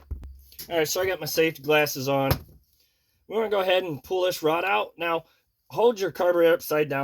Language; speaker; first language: English; native; English